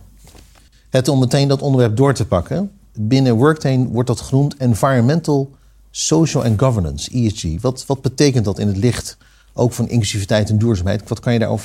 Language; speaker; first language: Dutch; native; Dutch